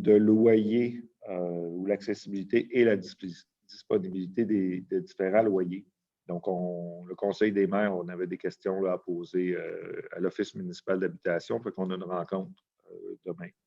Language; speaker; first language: French; native; French